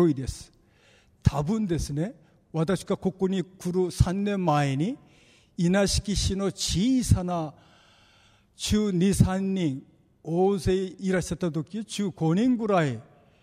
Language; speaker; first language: Japanese; non-native, fluent; Korean